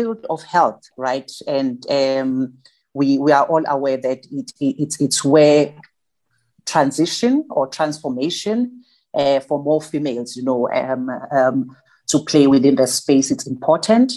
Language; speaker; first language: English; non-native, local second language; Zulu